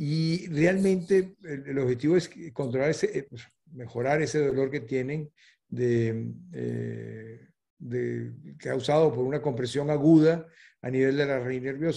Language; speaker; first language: Spanish; native; Spanish